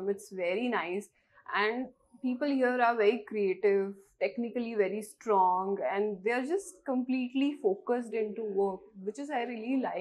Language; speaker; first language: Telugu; non-native, learner; Punjabi